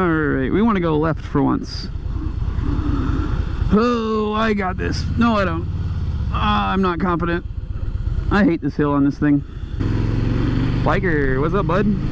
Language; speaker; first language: English; native; English